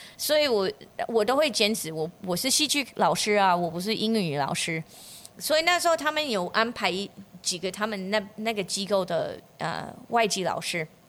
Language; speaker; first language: Chinese; non-native, fluent; English